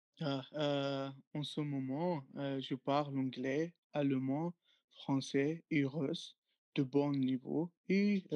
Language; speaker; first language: French; non-native, fluent; Arabic